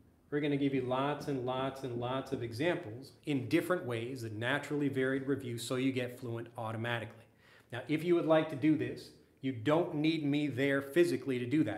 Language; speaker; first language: English; native; English